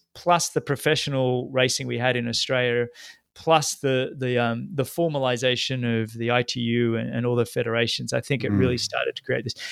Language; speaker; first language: English; native; English